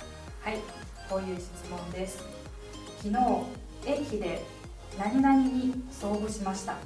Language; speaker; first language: Japanese; non-native, fluent; Chinese